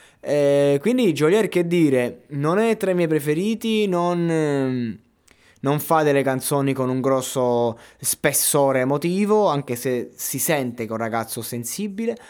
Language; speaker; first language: Italian; native; Italian